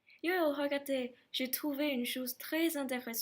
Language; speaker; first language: French; non-native, learner; Chinese